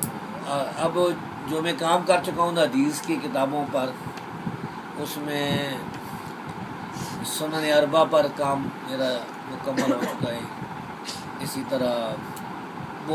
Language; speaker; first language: Urdu; non-native, local second language; Pashto